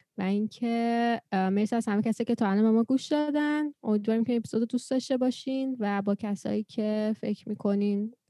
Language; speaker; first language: Persian; native; Persian